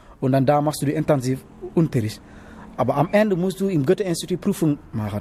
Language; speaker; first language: German; non-native, learner; Wolof